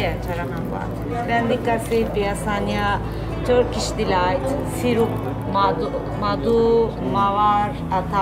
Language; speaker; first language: Indonesian; non-native, learner; Turkish